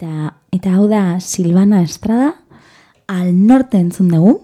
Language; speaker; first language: Basque; non-native, learner; Spanish